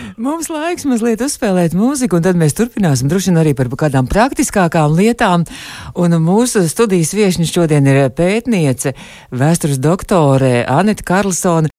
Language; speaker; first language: Latvian; native; Latvian